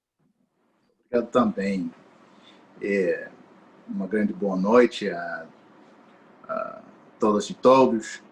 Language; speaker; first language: Portuguese; non-native, fluent; English